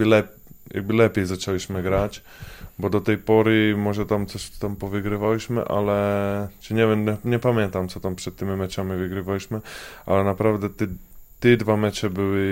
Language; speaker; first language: Polish; non-native, fluent; Czech